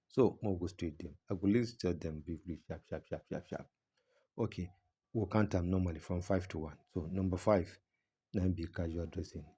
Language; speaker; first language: Nigerian Pidgin; non-native, local second language; Yoruba